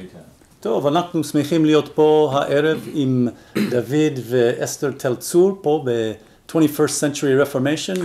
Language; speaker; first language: Hebrew; non-native, fluent; English